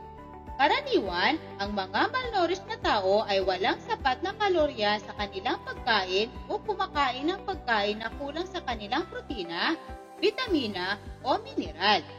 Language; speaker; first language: Filipino; native; Filipino